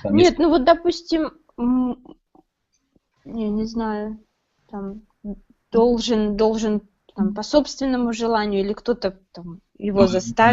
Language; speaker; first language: Russian; native; Russian